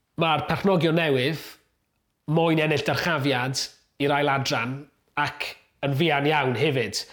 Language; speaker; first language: Welsh; native; Welsh